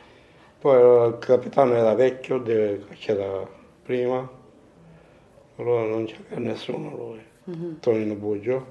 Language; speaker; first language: Italian; non-native, learner; Maltese